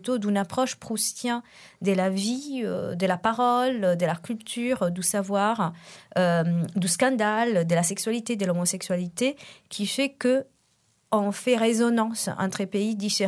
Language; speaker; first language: French; non-native, fluent; Italian